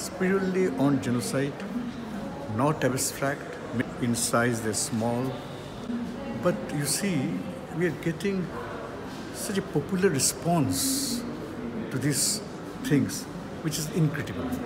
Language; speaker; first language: English; non-native, local second language; Bangla